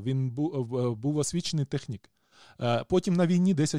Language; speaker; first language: Ukrainian; native; Ukrainian